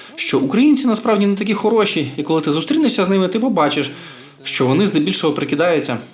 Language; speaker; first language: Ukrainian; non-native, fluent; Bulgarian